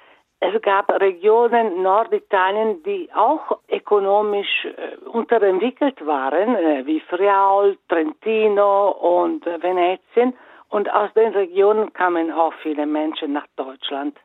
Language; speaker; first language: German; non-native, fluent; Italian